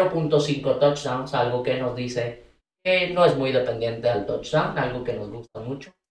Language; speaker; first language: Spanish; native; Spanish